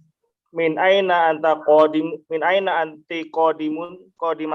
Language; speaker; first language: Arabic; non-native, learner; Indonesian